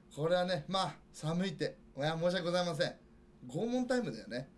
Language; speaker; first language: Japanese; native; Japanese